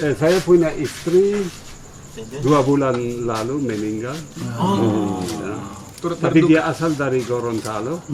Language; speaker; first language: Indonesian; non-native, fluent; German